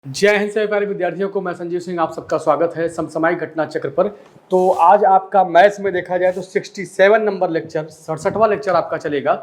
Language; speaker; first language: Hindi; native; Hindi